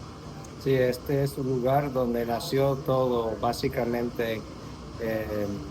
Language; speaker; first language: Spanish; non-native, fluent; English